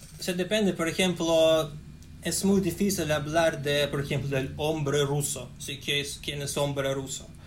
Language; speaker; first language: Spanish; non-native, learner; Russian